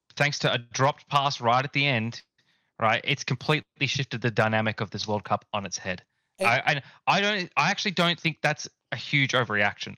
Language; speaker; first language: English; native; English